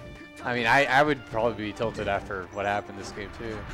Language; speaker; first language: English; native; English